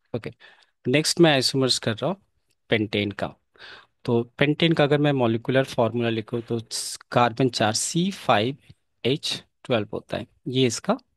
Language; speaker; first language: Hindi; native; Hindi